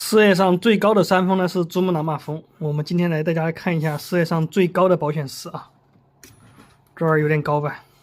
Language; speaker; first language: Chinese; native; Chinese